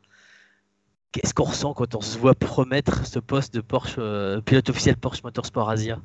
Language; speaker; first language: French; native; French